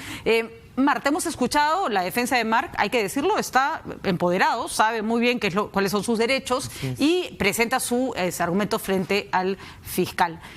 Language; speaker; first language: Spanish; native; Spanish